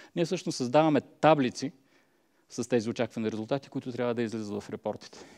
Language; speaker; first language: Bulgarian; native; Bulgarian